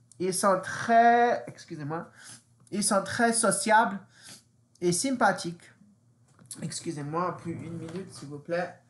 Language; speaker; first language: French; non-native, fluent; English